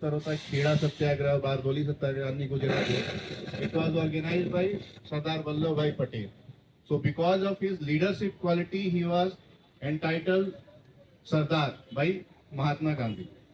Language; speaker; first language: English; non-native, local second language; Telugu